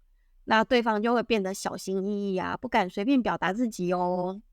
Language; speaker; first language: Chinese; native; Chinese